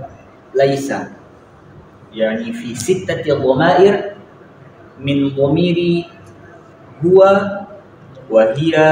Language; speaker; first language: Arabic; non-native, learner; Indonesian